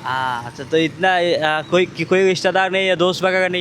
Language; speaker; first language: Hindi; non-native, learner; Bangla